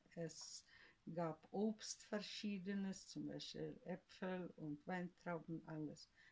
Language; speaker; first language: German; early bilingual, heritage; German